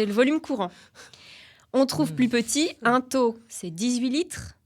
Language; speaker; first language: French; native; French